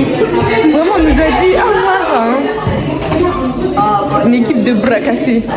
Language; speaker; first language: French; native; French